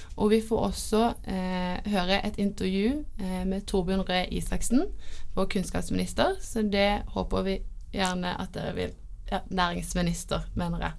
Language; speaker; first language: Norwegian; native; Norwegian